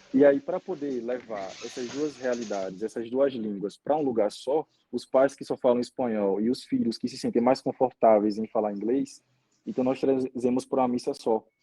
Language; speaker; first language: Portuguese; native; Portuguese